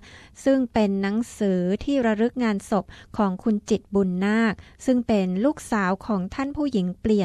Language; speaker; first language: Thai; native; Thai